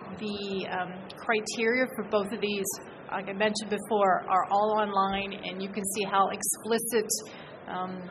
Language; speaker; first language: English; native; English